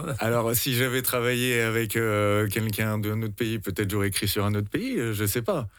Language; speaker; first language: French; native; French